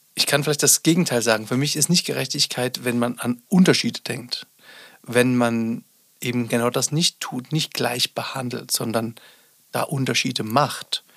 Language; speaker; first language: German; native; German